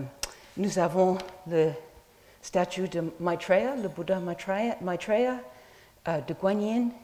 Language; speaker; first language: French; non-native, fluent; English